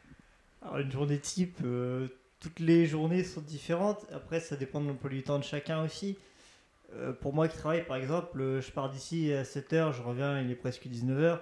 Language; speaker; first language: French; native; French